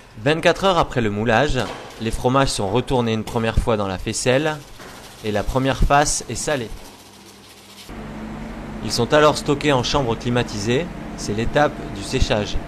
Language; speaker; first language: French; native; French